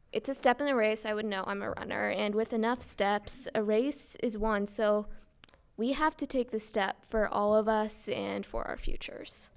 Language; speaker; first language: English; native; English